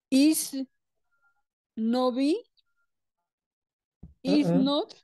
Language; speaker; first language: English; non-native, learner; Spanish